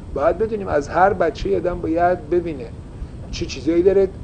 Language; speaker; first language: Persian; native; Persian